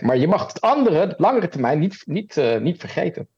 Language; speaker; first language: Dutch; early bilingual, heritage; German